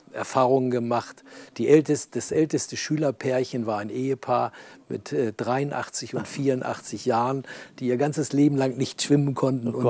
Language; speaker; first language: German; native; German